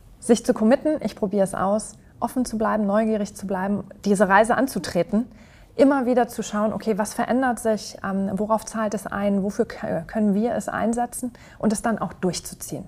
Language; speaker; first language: German; native; German